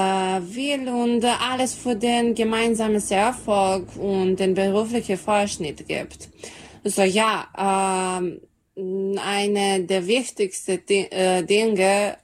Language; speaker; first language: German; non-native, learner; Serbian